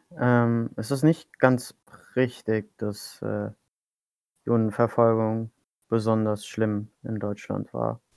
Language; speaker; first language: German; native; German